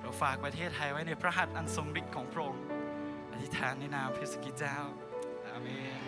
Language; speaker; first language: Thai; native; Thai